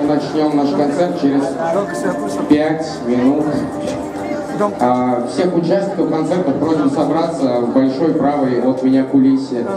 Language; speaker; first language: Russian; native; Russian